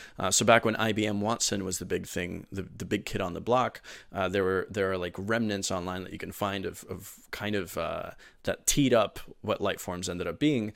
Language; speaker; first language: English; early bilingual, other home language; Spanish